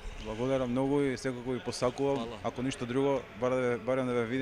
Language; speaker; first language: Macedonian; native; Macedonian